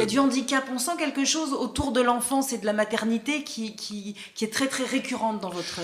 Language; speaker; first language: French; native; French